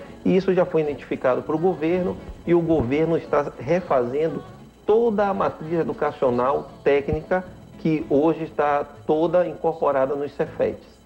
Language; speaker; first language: Portuguese; native; Portuguese